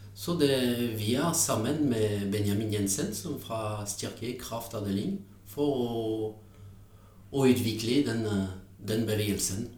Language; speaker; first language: Norwegian; non-native, fluent; French